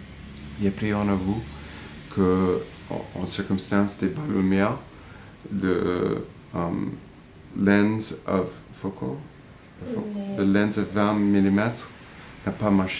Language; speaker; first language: French; non-native, fluent; English